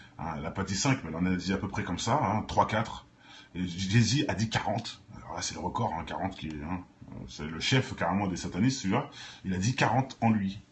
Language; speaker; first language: French; native; French